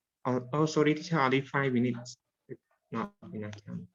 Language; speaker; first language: English; non-native, learner; Khmer